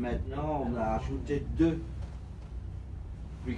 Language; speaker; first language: French; non-native, fluent; Vietnamese